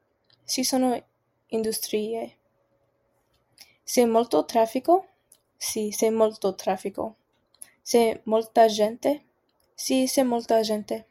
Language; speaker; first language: Italian; non-native, learner; English